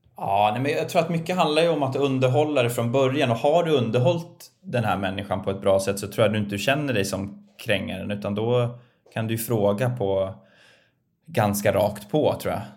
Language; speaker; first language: Swedish; native; Swedish